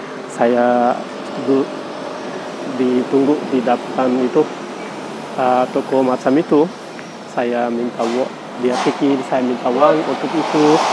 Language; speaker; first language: Indonesian; non-native, learner; Bangla